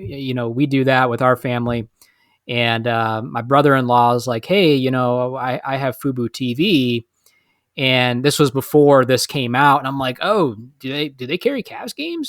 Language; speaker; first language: English; native; English